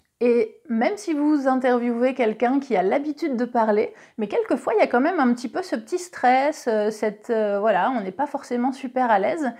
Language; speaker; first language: French; native; French